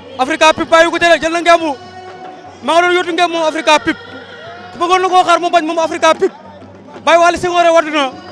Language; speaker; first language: Wolof; native; Wolof